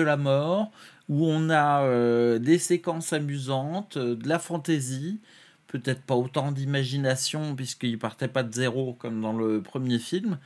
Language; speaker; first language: French; native; French